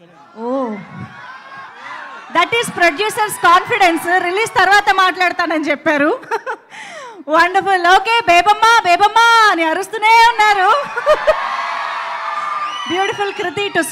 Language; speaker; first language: Telugu; native; Telugu